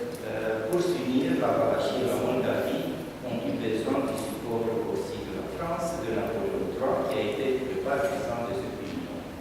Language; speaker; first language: French; non-native, fluent; Romanian